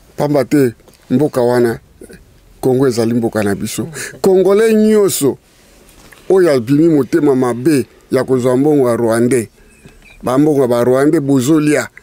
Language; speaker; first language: Lingala; native; Lingala